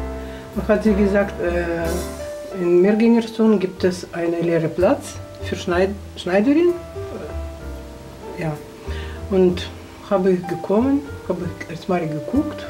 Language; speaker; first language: German; early bilingual, other home language; Russian